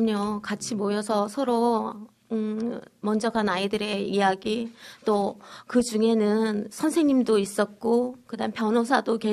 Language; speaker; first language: Korean; native; Korean